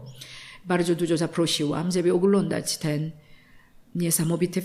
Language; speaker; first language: Polish; non-native, learner; Korean